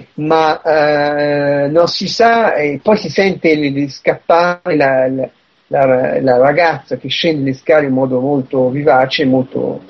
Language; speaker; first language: Italian; early bilingual, heritage; Italian